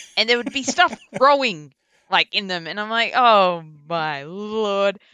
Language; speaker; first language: English; native; English